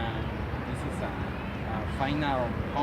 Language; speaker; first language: English; non-native, learner; Spanish